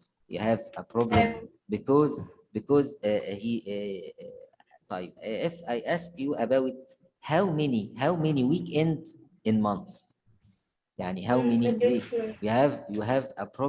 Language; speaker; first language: English; non-native, fluent; Arabic